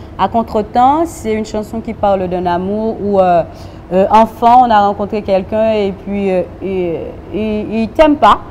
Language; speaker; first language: French; non-native, local second language; Haitian Creole